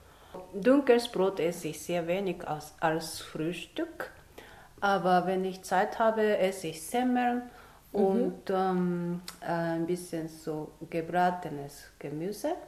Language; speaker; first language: German; non-native, fluent; Japanese